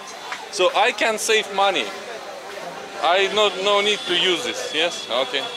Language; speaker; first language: English; non-native, learner; Russian